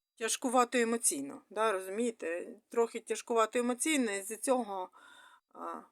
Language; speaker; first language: Ukrainian; non-native, local second language; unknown